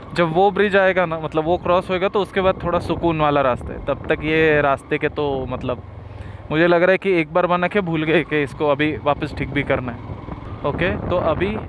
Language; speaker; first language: Hindi; non-native, local second language; Marathi